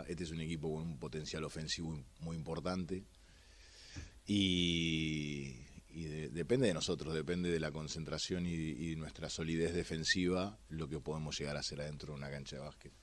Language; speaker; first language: Spanish; native; Spanish